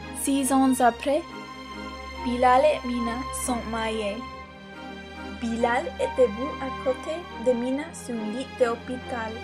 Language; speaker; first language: French; non-native, learner; English